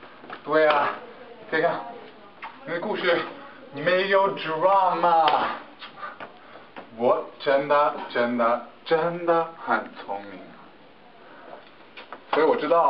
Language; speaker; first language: Chinese; non-native, learner; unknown